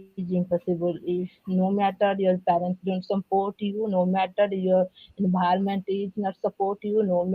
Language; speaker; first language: English; non-native, learner; Odia